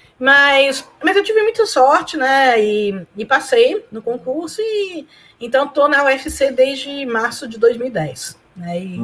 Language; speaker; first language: Portuguese; early bilingual, other home language; Spanish